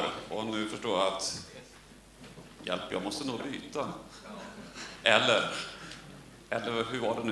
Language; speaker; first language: Swedish; native; Swedish